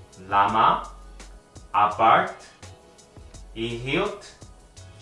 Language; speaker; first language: Hebrew; non-native, learner; Korean